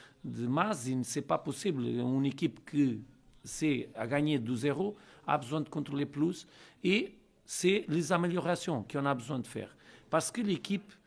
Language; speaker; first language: French; non-native, learner; Portuguese